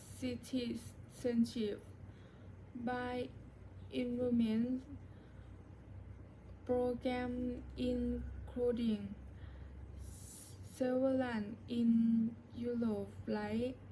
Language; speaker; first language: English; non-native, learner; Thai